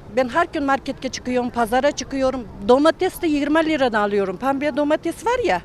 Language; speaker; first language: Turkish; non-native, learner; Uzbek